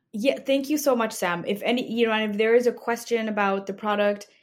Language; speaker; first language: English; non-native, fluent; Spanish